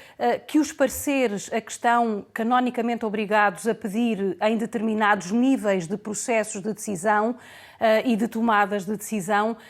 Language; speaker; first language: Portuguese; native; Portuguese